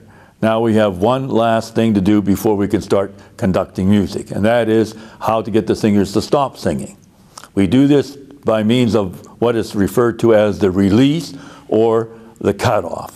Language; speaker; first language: English; native; English